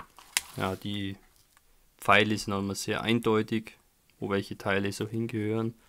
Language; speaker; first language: German; native; German